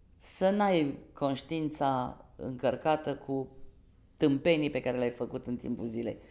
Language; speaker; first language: Romanian; native; Romanian